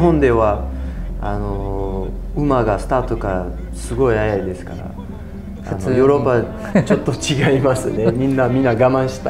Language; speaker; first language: Japanese; non-native, fluent; French